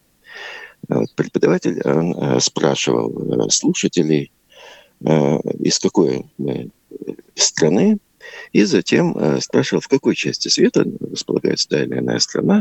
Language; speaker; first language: Russian; native; Russian